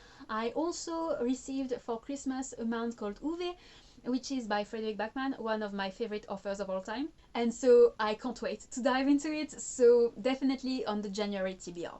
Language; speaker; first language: English; non-native, fluent; French